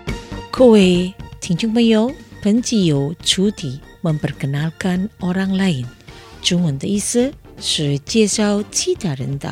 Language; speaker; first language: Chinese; non-native, fluent; Indonesian